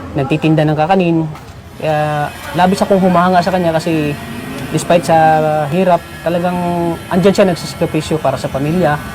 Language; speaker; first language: Filipino; non-native, local second language; Cebuano